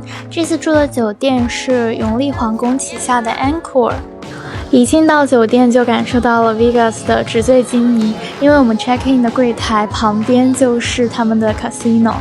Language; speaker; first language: Chinese; native; Chinese